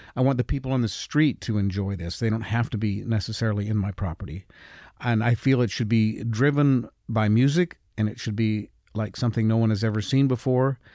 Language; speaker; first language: English; native; English